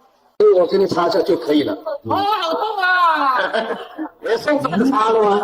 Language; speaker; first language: Chinese; native; Chinese